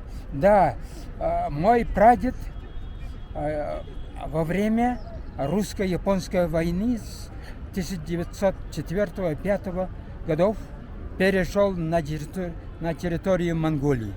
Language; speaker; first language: Russian; non-native, fluent; Mongolian